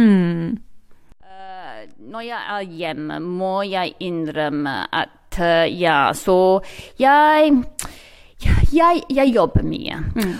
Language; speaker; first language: Norwegian; non-native, learner; English